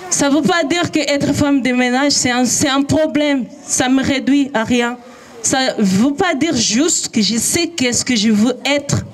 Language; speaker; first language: French; non-native, learner; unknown